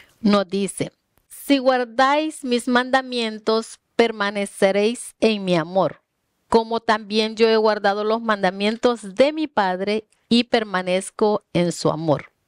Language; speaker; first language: Spanish; native; Spanish